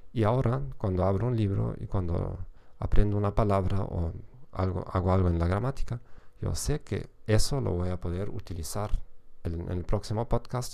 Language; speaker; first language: Spanish; non-native, fluent; German